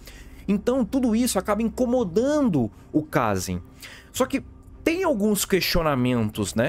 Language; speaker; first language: Portuguese; native; Portuguese